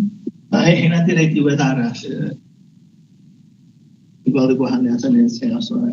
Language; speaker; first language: Welsh; native; Welsh